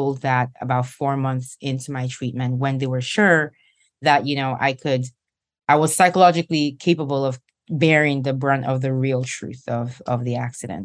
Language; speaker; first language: English; non-native, local second language; Igbo